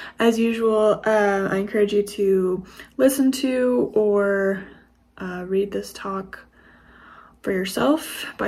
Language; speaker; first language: English; native; English